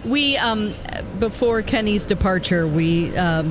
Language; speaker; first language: English; native; English